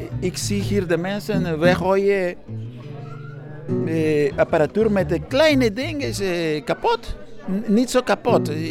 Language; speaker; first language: Dutch; non-native, learner; Spanish